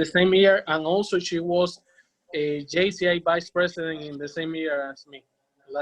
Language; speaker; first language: English; non-native, learner; Spanish